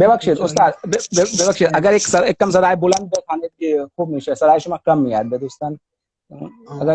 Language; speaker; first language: Persian; non-native, learner; Hindi